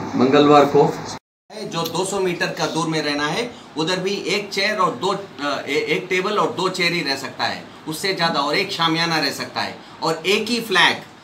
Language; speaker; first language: Hindi; non-native, local second language; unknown